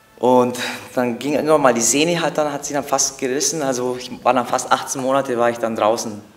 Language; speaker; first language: German; early bilingual, other home language; Turkish